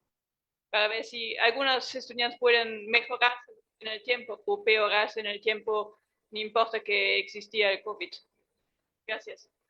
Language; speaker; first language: Spanish; non-native, fluent; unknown